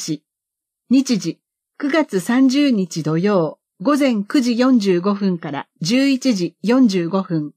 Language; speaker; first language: Japanese; native; Japanese